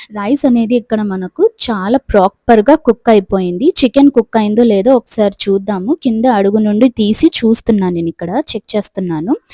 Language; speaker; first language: Telugu; non-native, local second language; Urdu